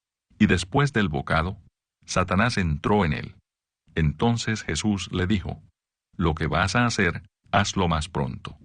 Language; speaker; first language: Spanish; native; Spanish